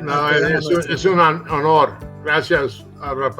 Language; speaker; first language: Spanish; early bilingual, heritage; Spanish